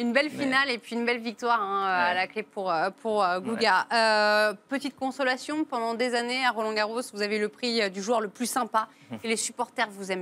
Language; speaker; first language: French; native; French